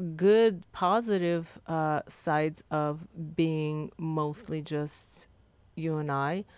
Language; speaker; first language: English; non-native, fluent; Lithuanian